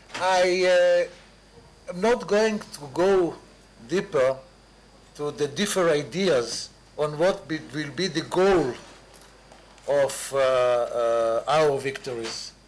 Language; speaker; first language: English; non-native, fluent; Hebrew